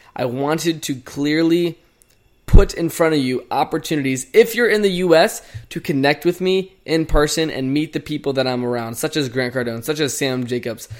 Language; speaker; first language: English; native; English